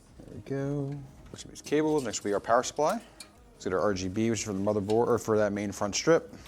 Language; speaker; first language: English; native; English